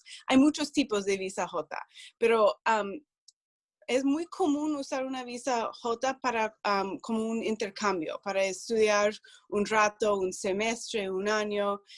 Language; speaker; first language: Spanish; non-native, fluent; English